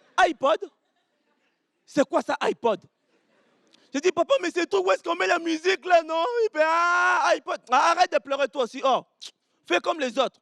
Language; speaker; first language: French; early bilingual, other home language; Lingala